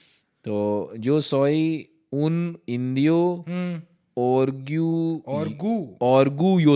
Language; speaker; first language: Spanish; non-native, learner; Hindi